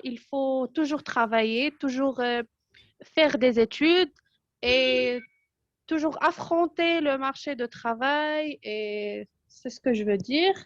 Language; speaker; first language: French; non-native, local second language; Arabic